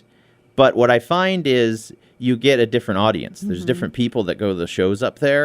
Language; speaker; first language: English; native; English